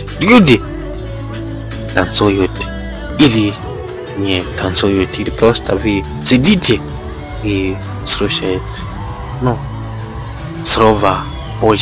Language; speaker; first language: Russian; non-native, learner; Bemba